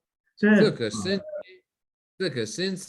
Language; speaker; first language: Chinese; non-native, learner; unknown